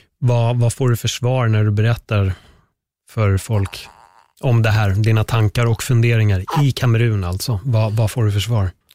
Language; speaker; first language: Swedish; native; Swedish